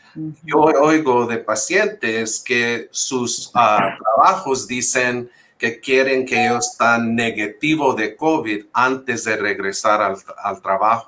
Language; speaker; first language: Spanish; early bilingual, heritage; English